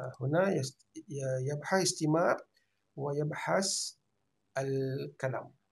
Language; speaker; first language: Arabic; non-native, fluent; Malay